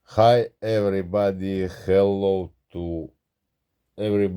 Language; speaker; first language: English; non-native, learner; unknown